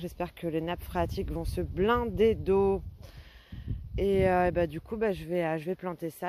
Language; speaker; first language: French; native; French